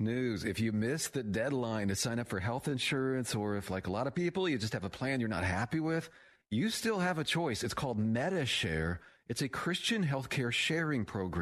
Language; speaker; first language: English; native; English